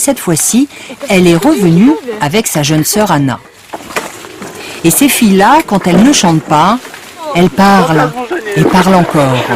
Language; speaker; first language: French; native; French